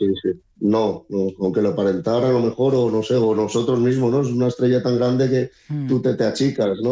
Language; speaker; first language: Spanish; native; Spanish